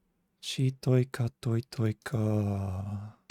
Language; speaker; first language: Japanese; non-native, fluent; English